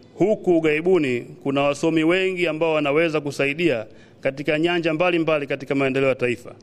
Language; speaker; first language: Swahili; native; Swahili